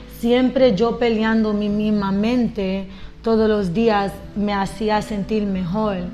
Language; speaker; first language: Spanish; early bilingual, heritage; Spanish